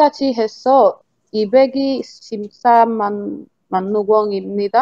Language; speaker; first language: Spanish; native; Spanish